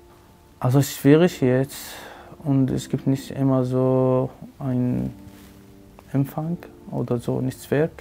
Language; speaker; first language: German; non-native, fluent; Arabic